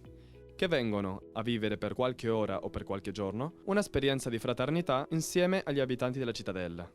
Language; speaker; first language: Italian; native; Italian